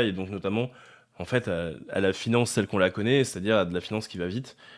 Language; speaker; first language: French; native; French